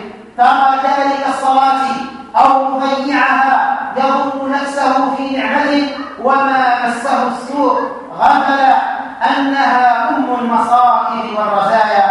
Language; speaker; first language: Arabic; native; Arabic